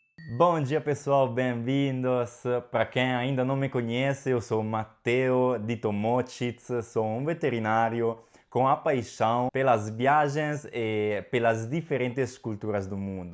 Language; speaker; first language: Portuguese; non-native, fluent; Italian